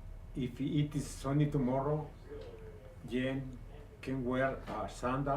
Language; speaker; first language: English; non-native, learner; Spanish